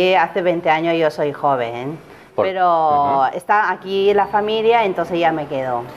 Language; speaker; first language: Spanish; non-native, learner; Chinese